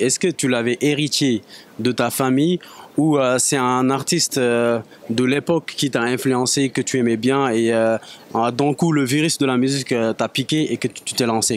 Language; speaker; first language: French; non-native, local second language; Wolof